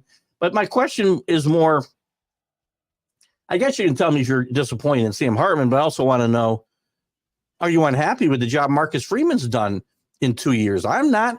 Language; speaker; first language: English; native; English